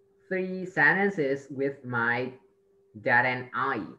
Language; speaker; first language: English; non-native, fluent; Vietnamese